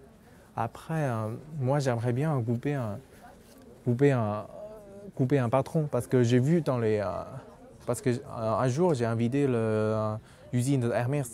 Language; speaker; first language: French; non-native, local second language; Chinese